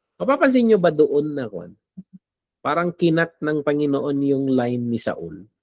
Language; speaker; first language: Filipino; non-native, local second language; Iloko